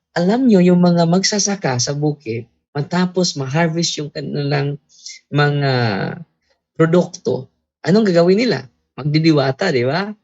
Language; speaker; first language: Filipino; non-native, local second language; Cebuano